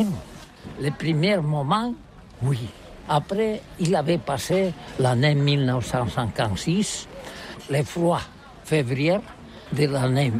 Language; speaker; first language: French; non-native, learner; Catalan